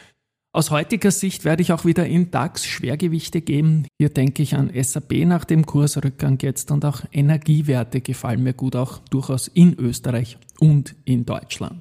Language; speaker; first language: German; native; German